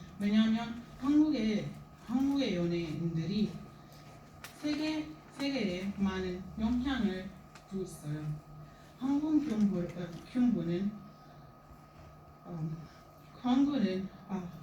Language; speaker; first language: Korean; non-native, learner; Arabic